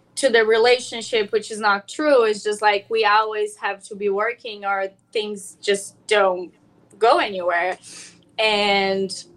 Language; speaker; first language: English; non-native, fluent; Portuguese